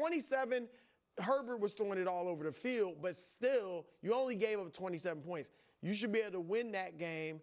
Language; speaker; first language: English; native; English